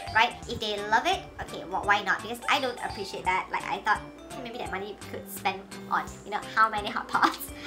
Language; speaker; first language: English; non-native, local second language; Chinese